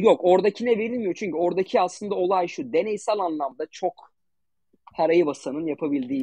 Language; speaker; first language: Turkish; native; Turkish